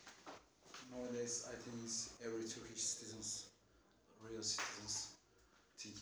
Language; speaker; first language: English; non-native, learner; Turkish